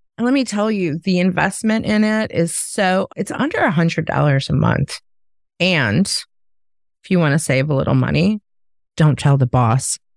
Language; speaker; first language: English; native; English